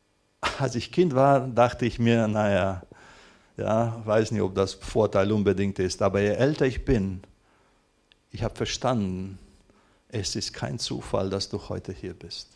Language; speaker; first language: German; non-native, fluent; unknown